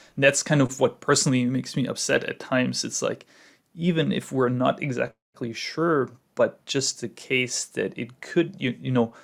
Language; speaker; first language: English; non-native, fluent; German